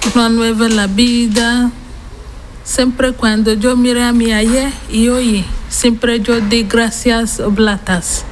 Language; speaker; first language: Spanish; non-native, learner; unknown